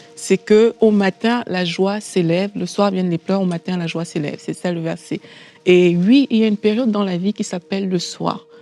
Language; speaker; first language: French; native; French